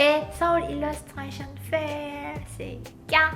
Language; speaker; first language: French; non-native, learner; Korean